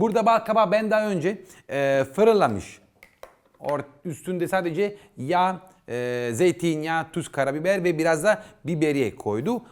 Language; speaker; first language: Turkish; non-native, fluent; Italian